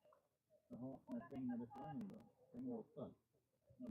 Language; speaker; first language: Swedish; native; Swedish